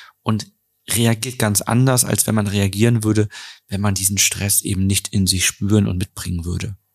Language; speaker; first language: German; native; German